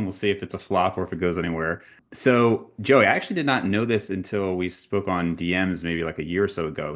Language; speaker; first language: English; native; English